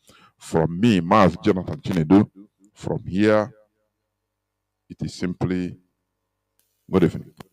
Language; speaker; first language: English; non-native, local second language; Igbo